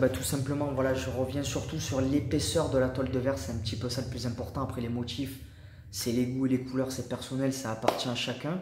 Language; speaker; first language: French; native; French